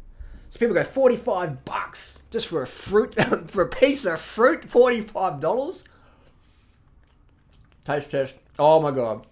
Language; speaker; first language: English; native; English